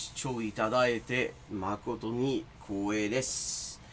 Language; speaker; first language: Japanese; non-native, fluent; English